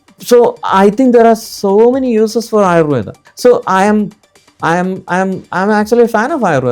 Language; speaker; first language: English; non-native, local second language; Malayalam